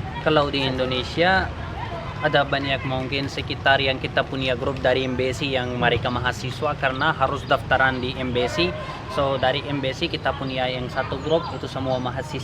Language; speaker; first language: Indonesian; non-native, learner; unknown